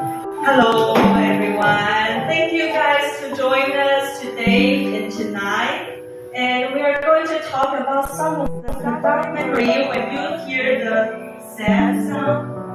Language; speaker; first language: English; non-native, fluent; Chinese